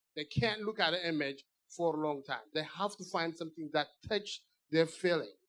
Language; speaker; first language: English; non-native, fluent; Amharic